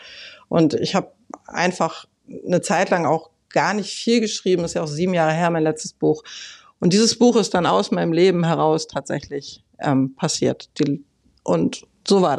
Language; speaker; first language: German; native; German